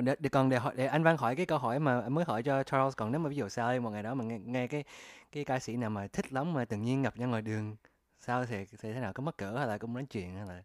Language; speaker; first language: Vietnamese; early bilingual, heritage; Vietnamese